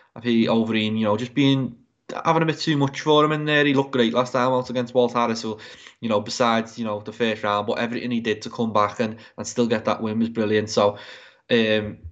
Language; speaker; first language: English; native; English